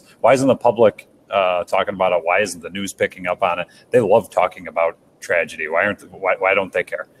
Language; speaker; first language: English; native; English